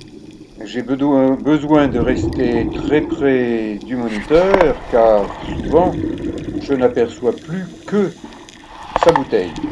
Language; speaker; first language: French; native; French